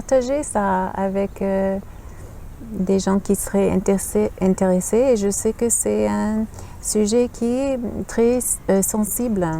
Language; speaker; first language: French; non-native, fluent; English